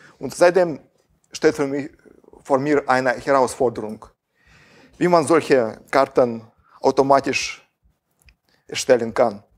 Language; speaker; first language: German; non-native, fluent; Russian